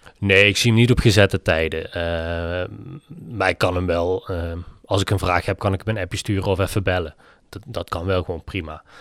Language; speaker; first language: Dutch; native; Dutch